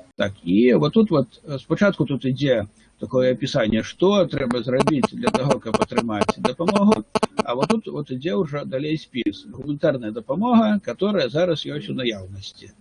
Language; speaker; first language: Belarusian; non-native, local second language; Russian